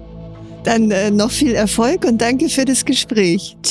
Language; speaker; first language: German; native; German